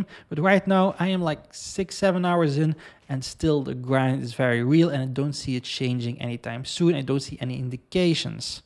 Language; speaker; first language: English; non-native, fluent; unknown